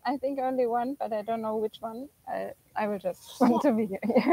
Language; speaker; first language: English; non-native, fluent; German